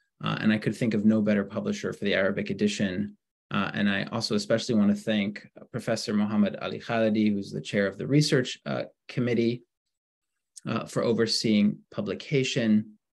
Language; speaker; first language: English; native; English